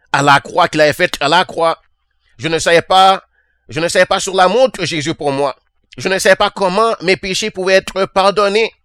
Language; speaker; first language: French; native; French